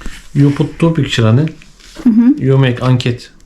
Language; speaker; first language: English; non-native, learner; Turkish